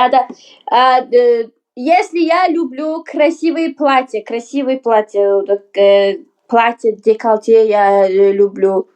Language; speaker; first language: Russian; non-native, learner; Uzbek